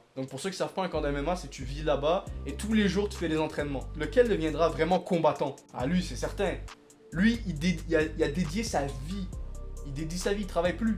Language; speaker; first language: French; native; French